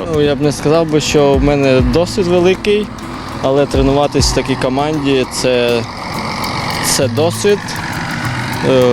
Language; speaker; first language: Ukrainian; native; Ukrainian